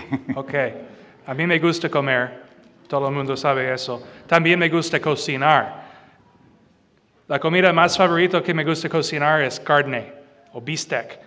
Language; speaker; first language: Spanish; non-native, fluent; English